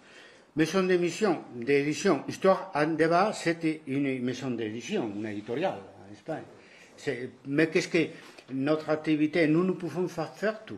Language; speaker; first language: French; non-native, fluent; Spanish